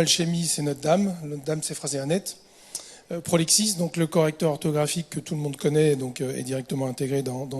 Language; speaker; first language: French; native; French